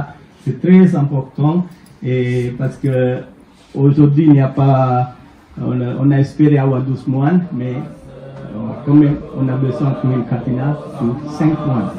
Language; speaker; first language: French; non-native, fluent; Sinhala